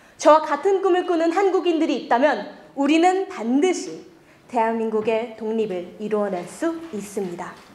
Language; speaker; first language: Korean; early bilingual, other home language; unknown